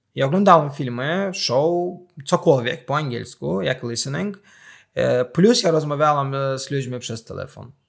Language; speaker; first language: Polish; non-native, fluent; Azerbaijani